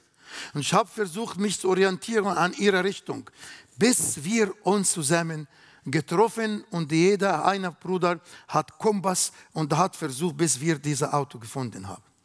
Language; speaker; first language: German; non-native, learner; Arabic